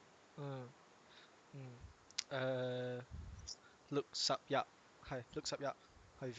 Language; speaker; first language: Chinese; non-native, learner; English